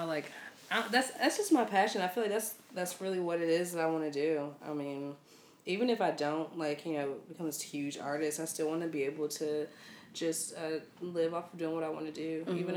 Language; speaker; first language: English; native; English